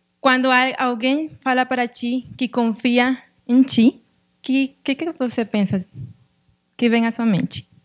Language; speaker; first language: Portuguese; non-native, learner; Spanish